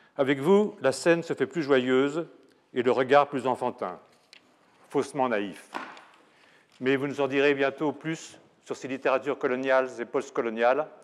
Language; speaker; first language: French; native; French